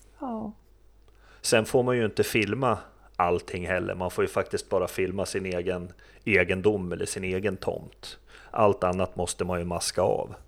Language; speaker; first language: Swedish; native; Swedish